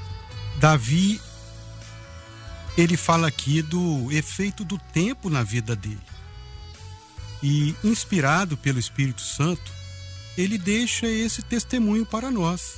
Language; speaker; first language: Portuguese; native; Portuguese